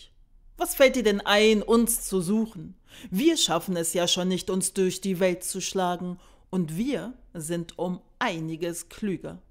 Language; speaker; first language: German; native; German